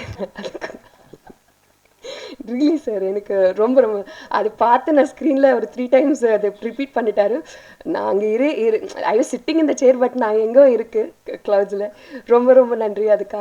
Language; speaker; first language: Tamil; non-native, learner; Telugu